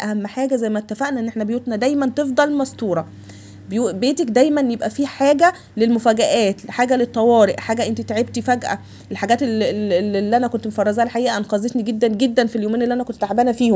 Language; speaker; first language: Arabic; native; Arabic